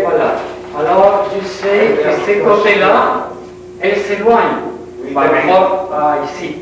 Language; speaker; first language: French; non-native, learner; Spanish